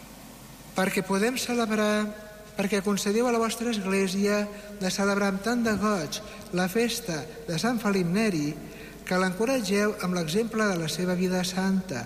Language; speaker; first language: Catalan; native; Catalan